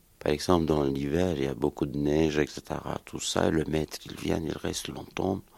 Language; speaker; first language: French; non-native, learner; Kurdish